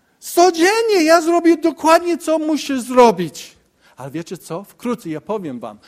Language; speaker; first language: Polish; non-native, learner; English